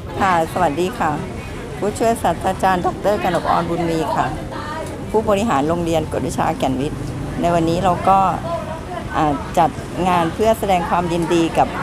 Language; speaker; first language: Thai; native; Thai